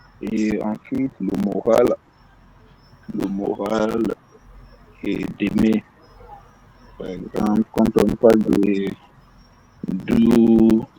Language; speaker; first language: French; non-native, learner; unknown